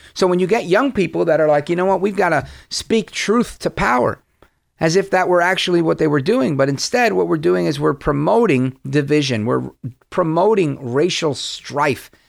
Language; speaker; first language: English; early bilingual, other home language; Spanish